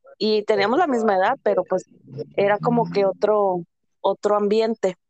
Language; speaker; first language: Spanish; early bilingual, heritage; Spanish